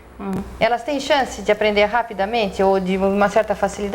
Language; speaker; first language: Portuguese; native; Portuguese